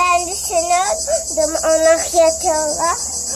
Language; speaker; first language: Turkish; early bilingual, heritage; Turkish